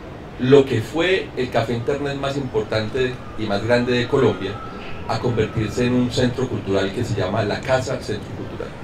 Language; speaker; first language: Spanish; native; Spanish